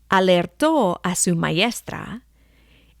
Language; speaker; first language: Spanish; non-native, fluent; English